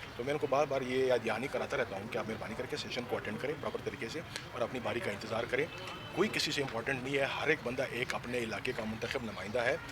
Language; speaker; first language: Urdu; non-native, local second language; Pashto